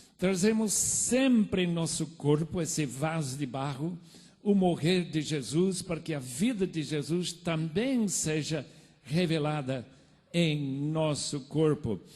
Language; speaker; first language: Portuguese; non-native, fluent; English